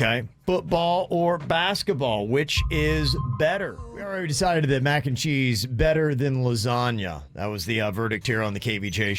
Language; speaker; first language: English; native; English